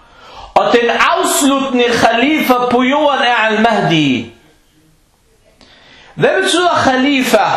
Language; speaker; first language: Danish; early bilingual, other home language; Arabic